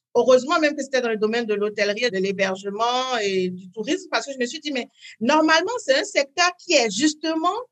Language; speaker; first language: French; native; French